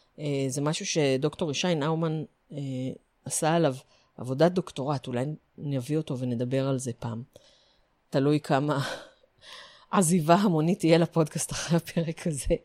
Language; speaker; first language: Hebrew; native; Hebrew